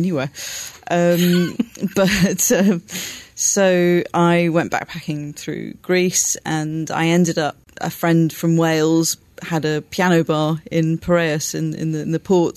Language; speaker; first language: English; native; English